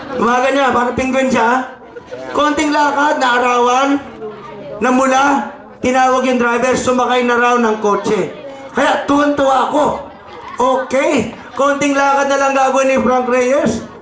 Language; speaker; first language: Filipino; native; Filipino